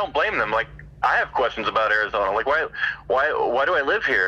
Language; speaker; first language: English; native; English